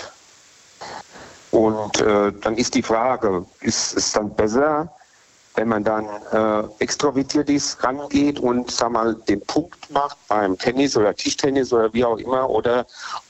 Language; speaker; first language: German; native; German